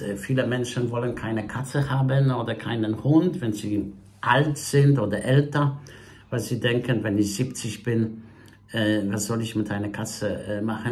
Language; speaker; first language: German; non-native, fluent; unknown